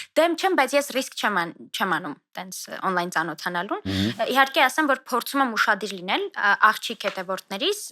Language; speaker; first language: Armenian; native; Armenian